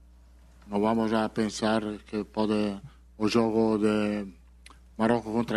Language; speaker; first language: Portuguese; non-native, fluent; Spanish